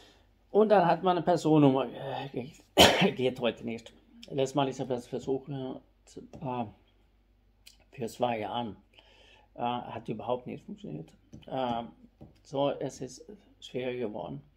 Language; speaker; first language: German; non-native, fluent; Swedish